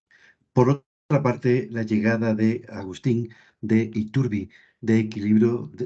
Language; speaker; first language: Spanish; native; Spanish